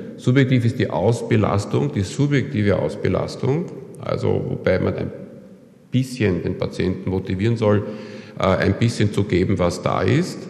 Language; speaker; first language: German; native; German